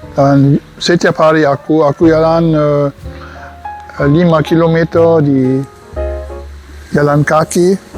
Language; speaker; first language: Indonesian; non-native, learner; German